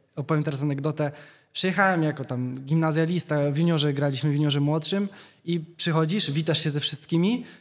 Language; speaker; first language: Polish; native; Polish